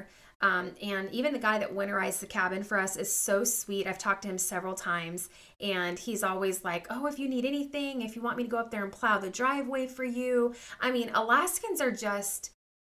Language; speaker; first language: English; native; English